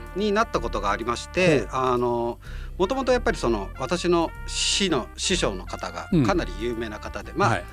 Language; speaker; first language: Japanese; native; Japanese